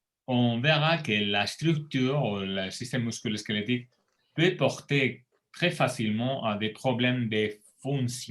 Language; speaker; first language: French; non-native, fluent; Spanish